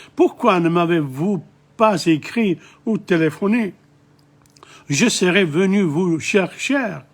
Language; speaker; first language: French; non-native, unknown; English